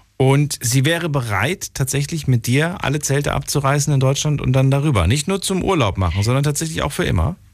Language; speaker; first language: German; native; German